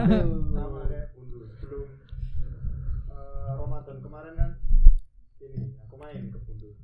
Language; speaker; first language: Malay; non-native, local second language; Javanese